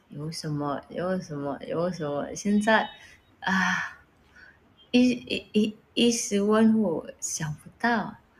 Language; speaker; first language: Chinese; non-native, learner; Vietnamese